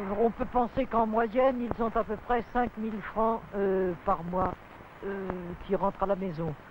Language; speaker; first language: French; native; French